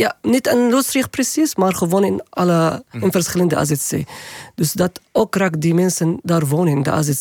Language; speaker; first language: Dutch; non-native, learner; Arabic